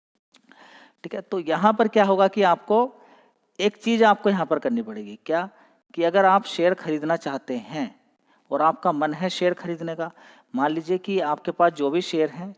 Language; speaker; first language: Hindi; native; Hindi